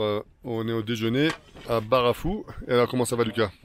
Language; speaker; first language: French; native; French